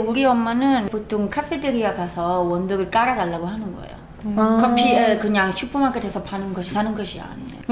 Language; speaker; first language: Korean; non-native, fluent; Italian